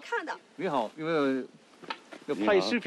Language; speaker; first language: Chinese; non-native, fluent; Korean